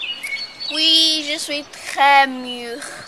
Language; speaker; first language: French; non-native, learner; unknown